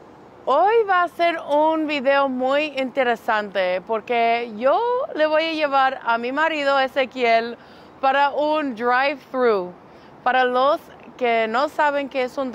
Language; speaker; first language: Spanish; early bilingual, heritage; English